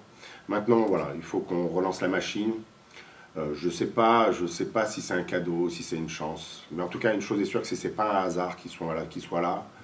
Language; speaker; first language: French; native; French